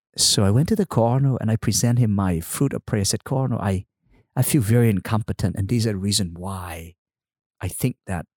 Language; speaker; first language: English; non-native, fluent; Vietnamese